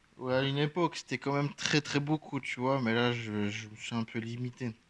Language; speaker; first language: French; native; French